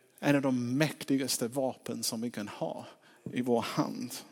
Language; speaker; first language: Swedish; non-native, fluent; English